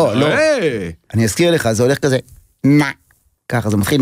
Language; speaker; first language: Hebrew; native; Hebrew